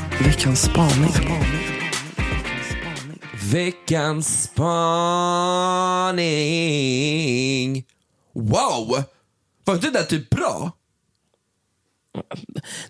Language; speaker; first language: Swedish; native; Swedish